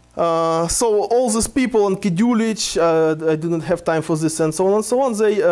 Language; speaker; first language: English; non-native, fluent; Ukrainian